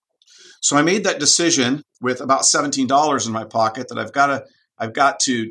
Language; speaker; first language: English; native; English